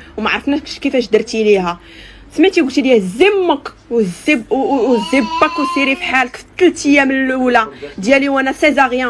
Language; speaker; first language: Arabic; native; Arabic